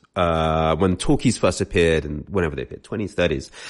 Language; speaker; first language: English; native; English